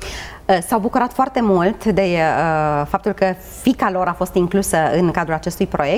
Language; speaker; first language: Romanian; native; Romanian